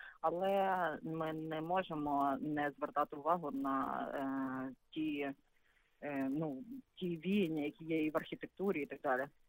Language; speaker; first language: Ukrainian; native; Ukrainian